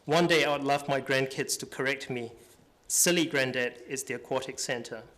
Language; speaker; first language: English; native; English